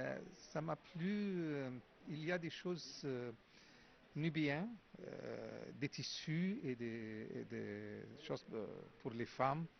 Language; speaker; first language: French; non-native, fluent; Arabic